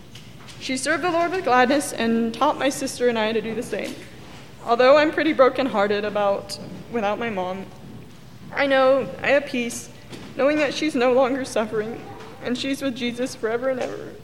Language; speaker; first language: English; native; English